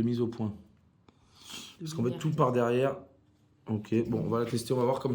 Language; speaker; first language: French; native; French